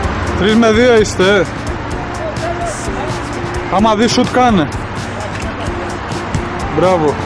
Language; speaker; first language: Greek; native; Greek